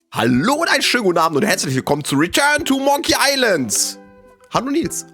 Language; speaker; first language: German; native; German